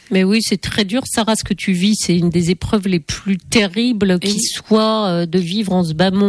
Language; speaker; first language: French; native; French